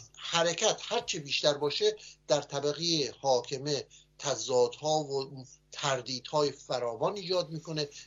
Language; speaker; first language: Persian; native; Persian